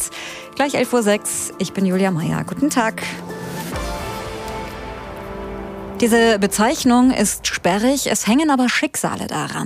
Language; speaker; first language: German; native; German